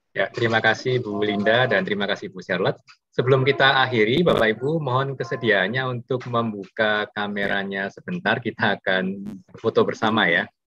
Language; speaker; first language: Indonesian; native; Indonesian